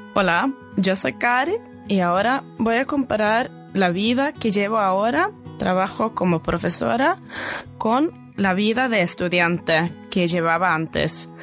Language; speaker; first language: Spanish; non-native, fluent; Norwegian